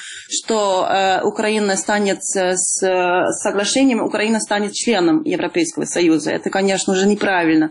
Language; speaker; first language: Russian; non-native, fluent; Dutch